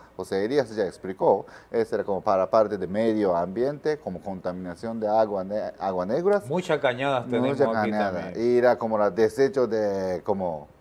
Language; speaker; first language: Spanish; non-native, learner; Japanese